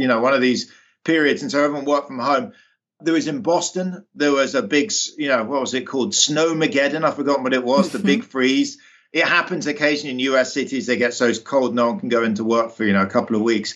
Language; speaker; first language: English; native; English